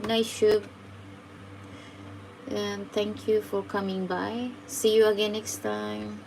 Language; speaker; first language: English; non-native, fluent; Filipino